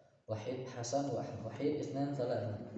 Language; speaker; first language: Arabic; non-native, fluent; Indonesian